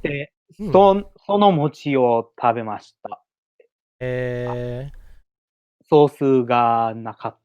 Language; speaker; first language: Japanese; non-native, learner; English